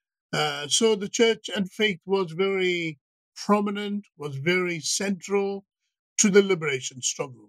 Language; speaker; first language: English; native; English